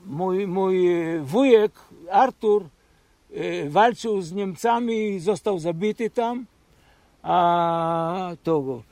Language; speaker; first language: Polish; early bilingual, heritage; Polish